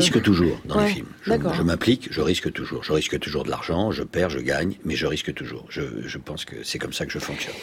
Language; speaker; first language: French; native; French